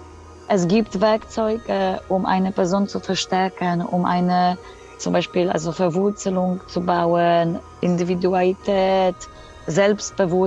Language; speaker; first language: German; non-native, fluent; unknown